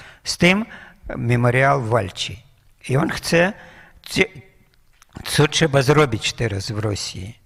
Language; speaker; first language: Polish; non-native, fluent; Russian